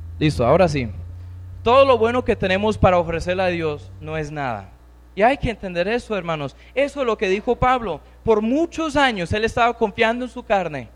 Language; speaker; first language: Spanish; non-native, fluent; English